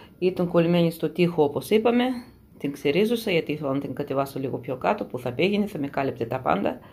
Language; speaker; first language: Greek; non-native, fluent; Russian